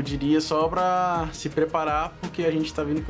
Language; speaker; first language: Portuguese; native; Portuguese